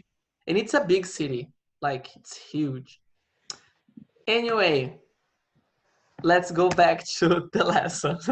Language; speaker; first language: English; non-native, fluent; Portuguese